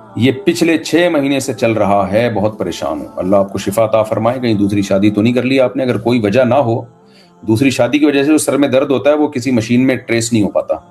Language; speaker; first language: Urdu; native; Urdu